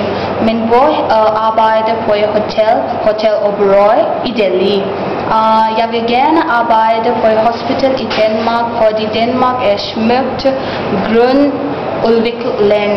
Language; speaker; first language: Danish; non-native, learner; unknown